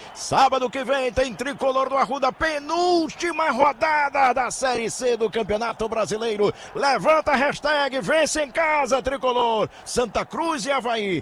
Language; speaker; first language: Portuguese; native; Portuguese